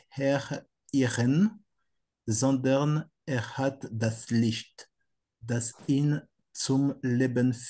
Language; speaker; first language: German; non-native, learner; French